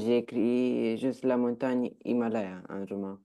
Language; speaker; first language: French; non-native, learner; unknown